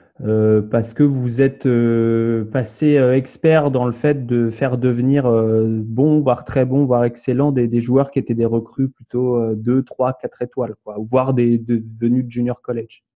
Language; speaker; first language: French; native; French